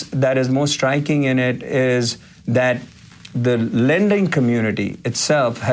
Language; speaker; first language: English; non-native, local second language; Hindi